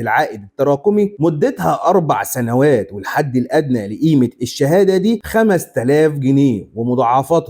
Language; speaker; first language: Arabic; native; Arabic